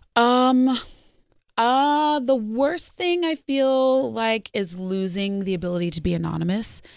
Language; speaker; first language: English; native; English